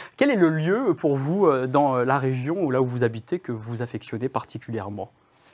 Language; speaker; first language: French; native; French